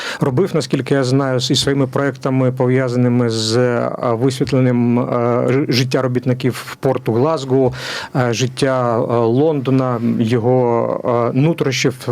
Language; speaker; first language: Ukrainian; native; Ukrainian